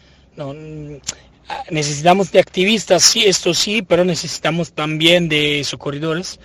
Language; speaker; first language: Spanish; non-native, fluent; Italian